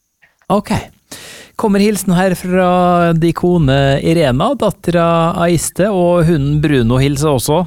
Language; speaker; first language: Norwegian; native; Norwegian